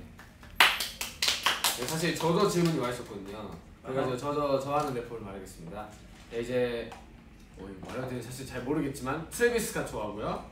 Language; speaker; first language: Korean; non-native, fluent; Japanese